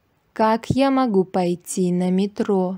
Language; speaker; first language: Russian; non-native, local second language; Uzbek